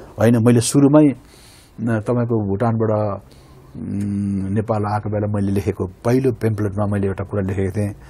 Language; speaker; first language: Nepali; native; Nepali